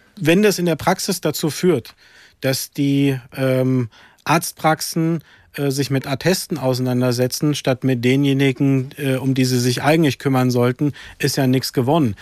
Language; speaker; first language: German; early bilingual, other home language; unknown